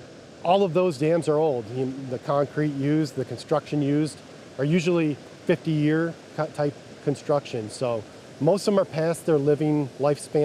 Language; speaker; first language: English; native; English